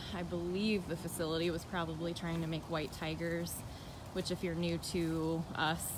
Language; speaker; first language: English; native; English